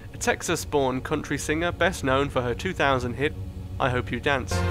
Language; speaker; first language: English; native; English